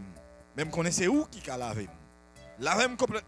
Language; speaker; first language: French; non-native, local second language; Haitian Creole